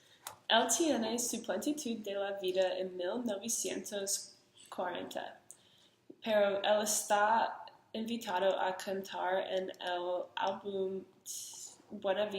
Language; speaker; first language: Spanish; non-native, learner; English